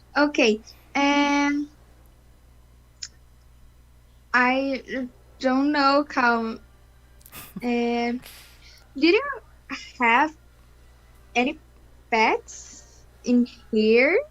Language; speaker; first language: English; non-native, learner; Portuguese